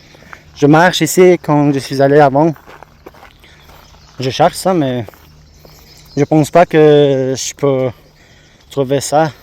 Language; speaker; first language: French; non-native, learner; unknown